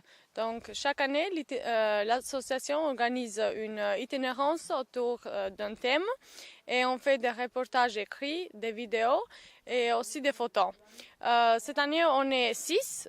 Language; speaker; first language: French; non-native, fluent; Albanian